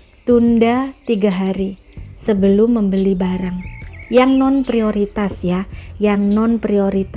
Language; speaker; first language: Indonesian; native; Indonesian